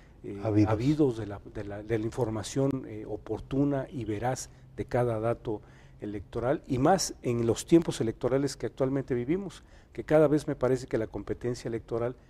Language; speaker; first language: Spanish; native; Spanish